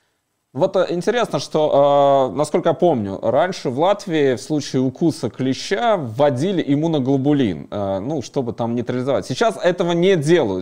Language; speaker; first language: Russian; native; Russian